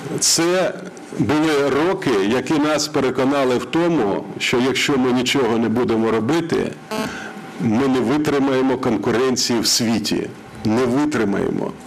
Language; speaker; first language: Ukrainian; non-native, local second language; Russian